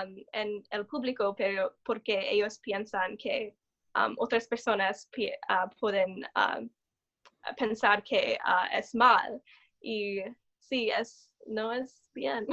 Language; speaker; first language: Spanish; non-native, learner; English